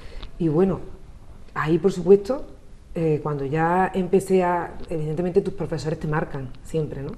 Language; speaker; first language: Spanish; native; Spanish